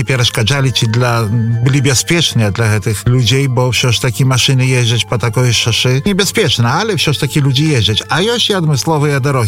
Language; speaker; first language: Belarusian; native; Belarusian